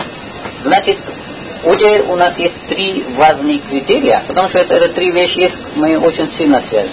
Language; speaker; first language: Russian; non-native, learner; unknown